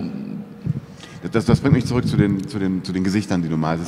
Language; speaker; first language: German; native; German